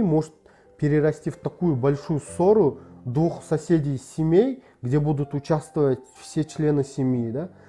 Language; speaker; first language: Russian; non-native, local second language; Kyrgyz